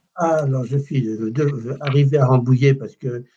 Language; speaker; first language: French; native; French